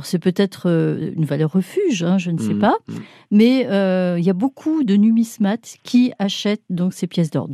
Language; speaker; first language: French; native; French